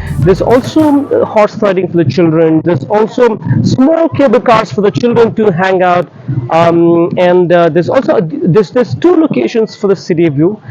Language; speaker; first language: English; non-native, local second language; Telugu